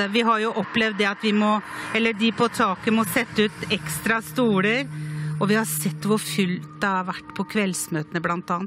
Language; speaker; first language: Norwegian; native; Norwegian